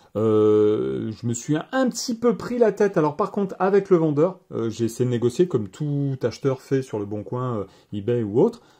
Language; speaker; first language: French; native; French